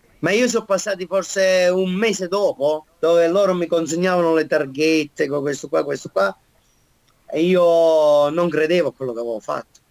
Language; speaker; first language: Italian; native; Italian